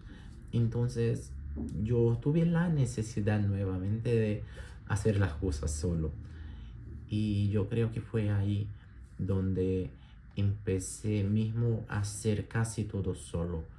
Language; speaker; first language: Spanish; non-native, learner; Portuguese